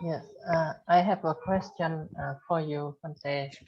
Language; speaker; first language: English; non-native, learner; Khmer